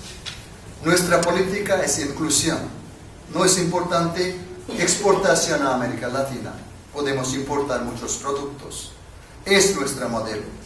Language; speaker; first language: Spanish; non-native, learner; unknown